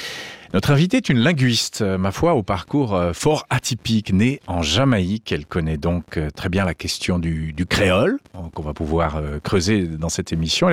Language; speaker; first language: French; native; French